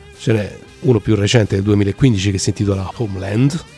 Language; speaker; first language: Italian; native; Italian